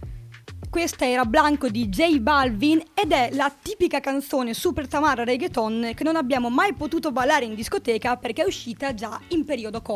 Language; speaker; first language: Italian; native; Italian